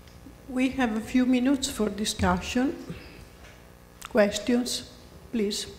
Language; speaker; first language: English; non-native, fluent; Italian